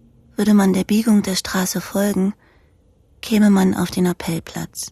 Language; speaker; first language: German; native; German